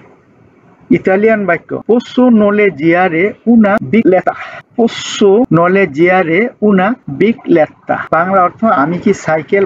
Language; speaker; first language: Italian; non-native, fluent; Bangla